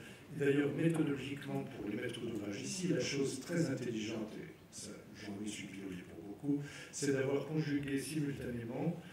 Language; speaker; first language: French; native; French